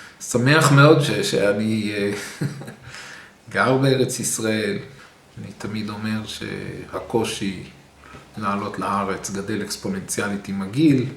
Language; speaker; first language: Hebrew; early bilingual, other home language; English